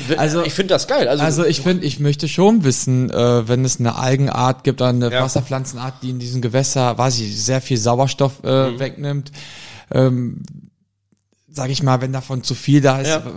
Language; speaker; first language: German; native; German